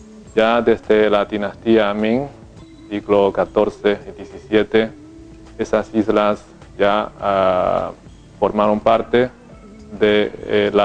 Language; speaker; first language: Spanish; non-native, fluent; Chinese